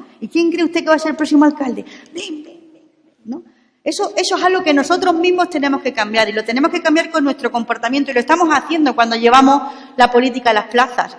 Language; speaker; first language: Spanish; native; Spanish